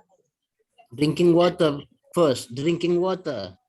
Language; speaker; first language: English; non-native, fluent; Indonesian